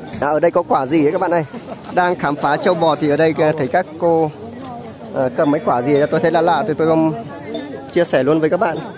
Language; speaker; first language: Vietnamese; native; Vietnamese